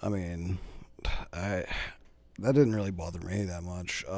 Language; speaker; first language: English; native; English